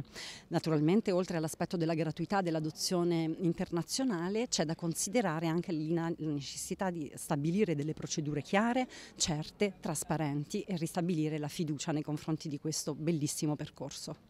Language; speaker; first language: Italian; native; Italian